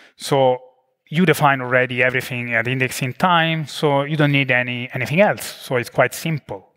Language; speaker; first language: English; non-native, fluent; Italian